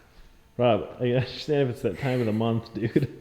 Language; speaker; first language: English; native; English